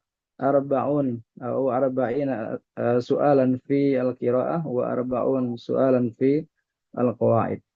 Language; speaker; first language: Arabic; non-native, fluent; Indonesian